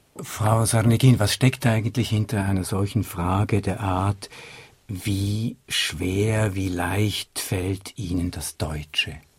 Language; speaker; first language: German; native; German